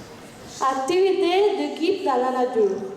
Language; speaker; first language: French; non-native, learner; Spanish